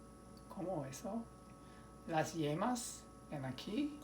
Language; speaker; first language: Spanish; non-native, learner; English